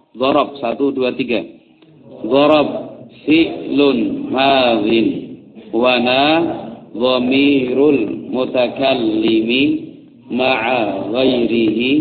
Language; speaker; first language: Arabic; non-native, fluent; Javanese